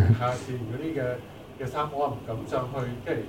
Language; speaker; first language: Cantonese; native; Cantonese